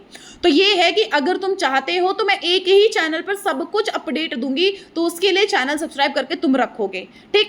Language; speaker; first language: Hindi; native; Hindi